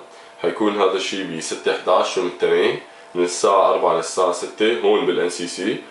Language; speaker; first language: Arabic; native; Arabic